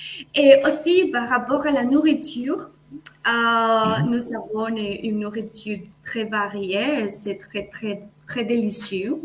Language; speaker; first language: French; non-native, fluent; Spanish